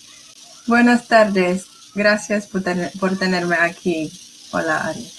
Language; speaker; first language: Spanish; non-native, fluent; English